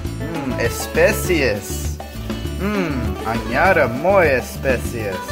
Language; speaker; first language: Spanish; non-native, learner; English